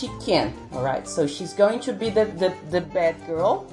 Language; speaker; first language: English; non-native, fluent; Portuguese